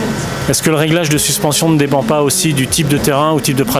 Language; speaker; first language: French; native; French